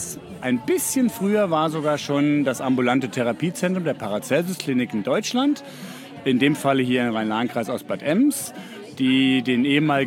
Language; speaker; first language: German; native; German